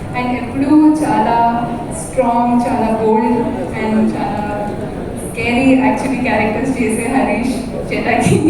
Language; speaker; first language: Telugu; non-native, fluent; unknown